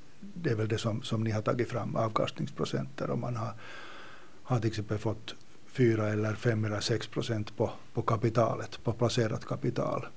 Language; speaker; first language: Swedish; native; Swedish